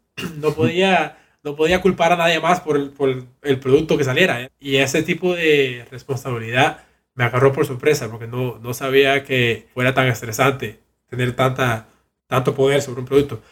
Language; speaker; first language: Spanish; native; Spanish